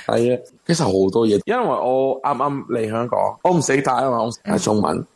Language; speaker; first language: Cantonese; non-native, learner; Spanish